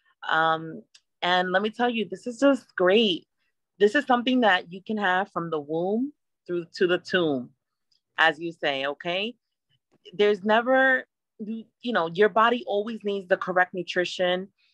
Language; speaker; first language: English; early bilingual, other home language; Spanish